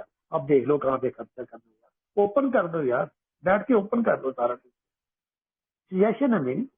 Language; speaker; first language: Hindi; native; Hindi